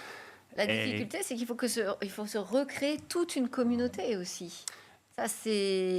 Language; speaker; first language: French; native; French